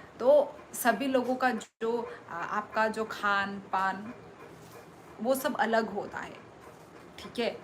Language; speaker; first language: Hindi; non-native, local second language; Kok Borok